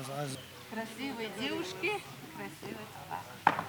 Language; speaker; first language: Russian; non-native, local second language; Uzbek